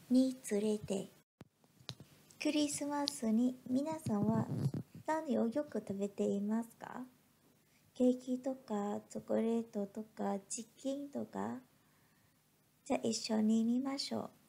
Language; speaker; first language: Japanese; non-native, fluent; Vietnamese